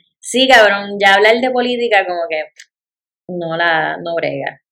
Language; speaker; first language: Spanish; native; Spanish